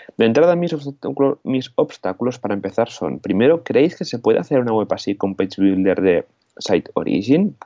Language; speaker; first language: Spanish; non-native, local second language; Catalan